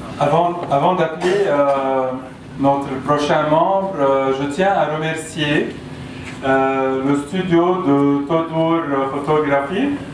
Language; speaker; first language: French; non-native, local second language; Arabic